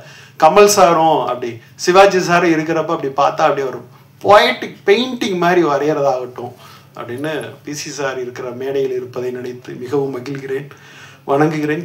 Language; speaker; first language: Tamil; native; Tamil